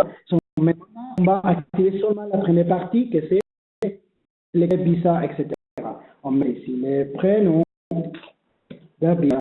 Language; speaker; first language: French; non-native, learner; Spanish